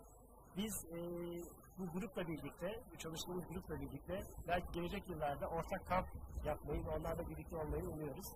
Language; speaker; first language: Turkish; native; Turkish